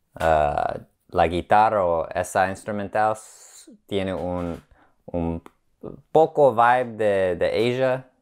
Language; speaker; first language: Spanish; non-native, learner; English